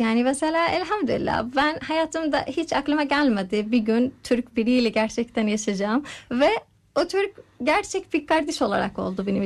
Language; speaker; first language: Turkish; non-native, learner; Arabic